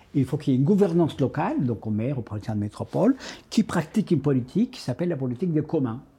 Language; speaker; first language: French; non-native, fluent; Spanish